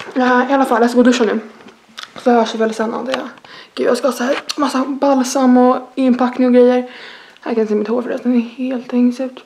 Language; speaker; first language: Swedish; native; Swedish